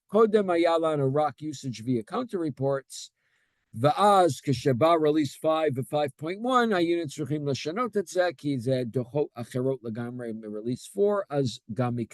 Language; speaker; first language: Hebrew; non-native, fluent; English